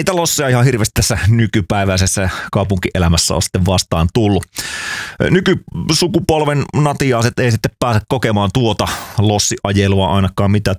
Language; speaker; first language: Finnish; native; Finnish